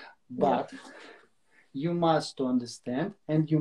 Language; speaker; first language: English; non-native, learner; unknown